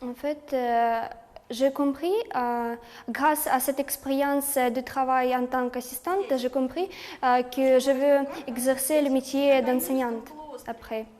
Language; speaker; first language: French; non-native, fluent; Chinese